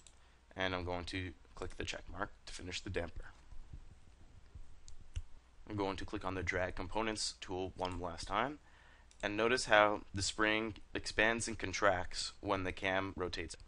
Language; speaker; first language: English; native; English